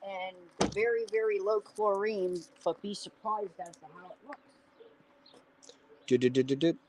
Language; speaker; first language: English; native; English